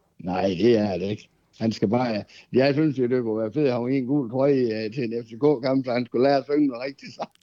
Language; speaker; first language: Danish; native; Danish